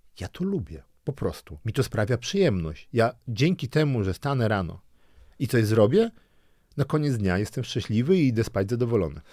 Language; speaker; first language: Polish; early bilingual, other home language; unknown